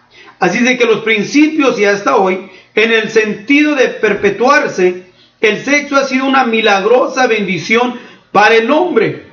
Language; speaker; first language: Spanish; native; Spanish